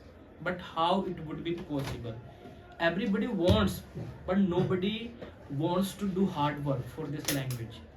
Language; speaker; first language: English; non-native, local second language; Hindi